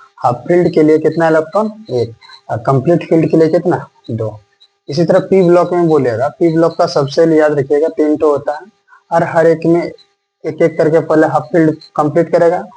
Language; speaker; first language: Hindi; native; Hindi